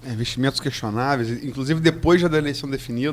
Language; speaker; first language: Portuguese; native; Portuguese